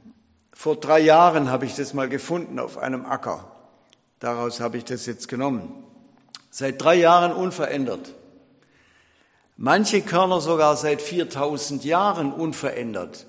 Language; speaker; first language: German; native; German